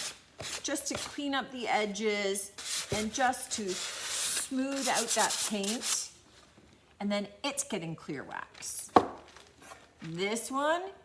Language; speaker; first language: English; native; English